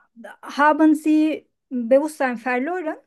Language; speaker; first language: German; non-native, learner; Turkish